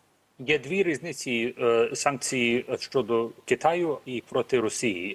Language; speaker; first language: Ukrainian; early bilingual, heritage; Ukrainian